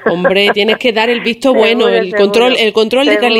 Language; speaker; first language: Spanish; native; Spanish